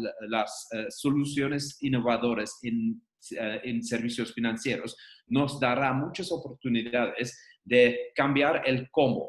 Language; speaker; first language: Spanish; non-native, fluent; English